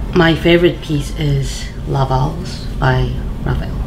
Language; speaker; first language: English; non-native, fluent; Korean